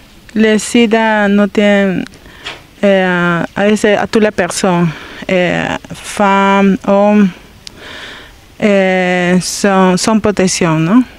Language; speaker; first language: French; non-native, learner; Spanish